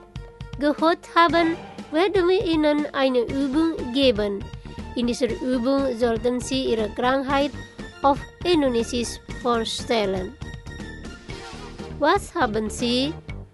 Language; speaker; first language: German; non-native, fluent; Indonesian